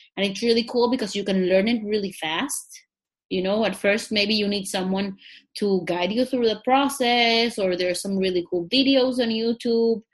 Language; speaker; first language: English; non-native, fluent; Spanish